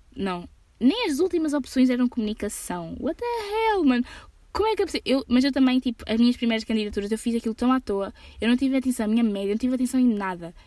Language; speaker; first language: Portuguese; early bilingual, heritage; Portuguese